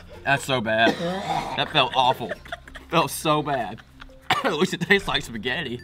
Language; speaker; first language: English; native; English